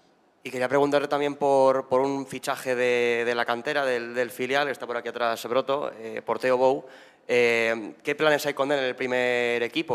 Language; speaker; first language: Spanish; native; Spanish